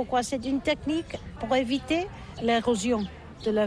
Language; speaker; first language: French; non-native, learner; Catalan